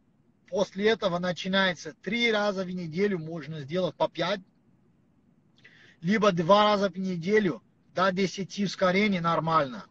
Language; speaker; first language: Russian; non-native, learner; Portuguese